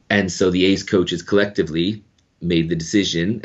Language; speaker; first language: English; native; English